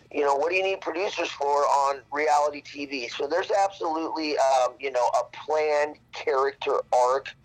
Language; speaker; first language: English; native; English